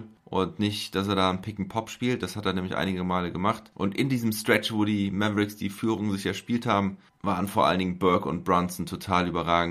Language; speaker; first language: German; native; German